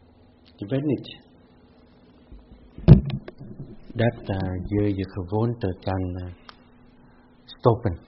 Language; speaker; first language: Dutch; non-native, fluent; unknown